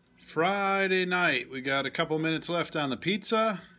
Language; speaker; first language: English; native; English